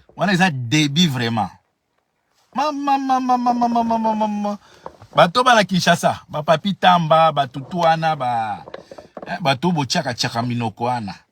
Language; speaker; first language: Lingala; native; Lingala